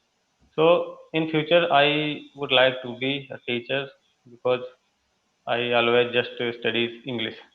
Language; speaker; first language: English; non-native, learner; Hindi